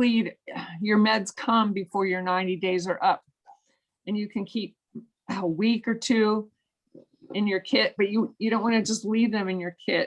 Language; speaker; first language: English; native; English